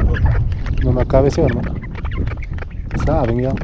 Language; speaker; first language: Spanish; native; Spanish